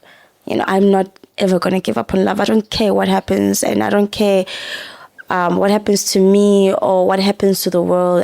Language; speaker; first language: English; non-native, local second language; Zulu